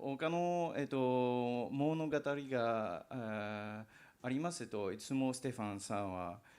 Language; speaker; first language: Japanese; non-native, learner; English